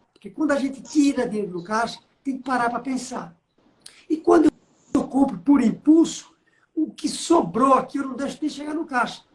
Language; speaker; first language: Portuguese; native; Portuguese